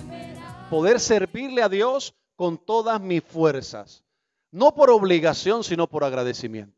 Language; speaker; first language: Spanish; native; Spanish